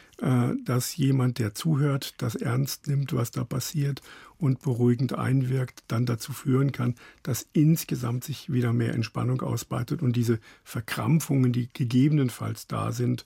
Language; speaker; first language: German; native; German